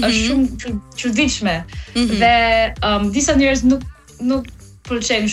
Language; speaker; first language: Albanian; non-native, learner; English